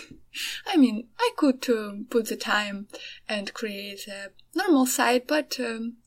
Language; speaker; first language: English; non-native, fluent; Ukrainian